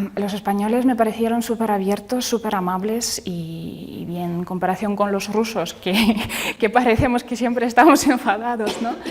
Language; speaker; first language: Spanish; non-native, fluent; Russian